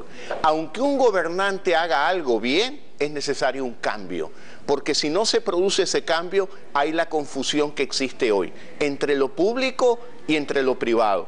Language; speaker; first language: Spanish; native; Spanish